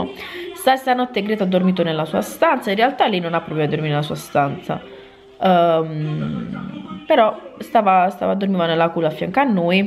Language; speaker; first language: Italian; native; Italian